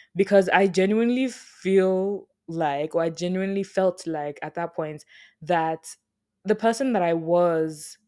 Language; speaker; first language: English; non-native, local second language; Yoruba